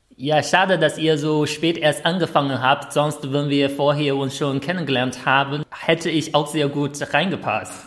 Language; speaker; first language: German; non-native, fluent; Chinese